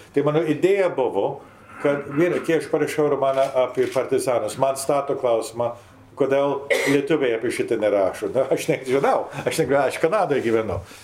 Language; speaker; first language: Lithuanian; early bilingual, heritage; Lithuanian